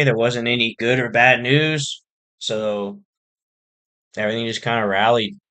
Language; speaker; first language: English; native; English